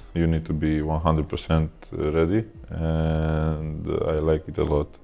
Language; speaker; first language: English; non-native, fluent; Croatian